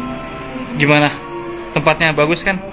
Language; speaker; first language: Indonesian; native; Indonesian